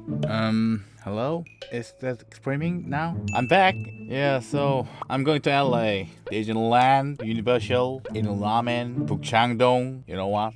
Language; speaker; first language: English; non-native, learner; Korean